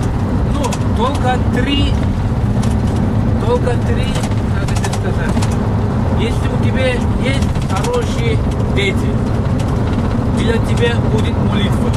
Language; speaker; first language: Russian; non-native, learner; Turkish